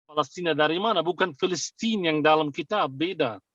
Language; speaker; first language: Indonesian; non-native, fluent; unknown